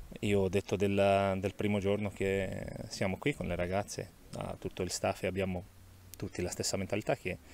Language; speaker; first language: Italian; non-native, learner; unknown